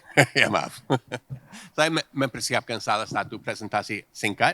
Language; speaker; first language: Indonesian; non-native, fluent; English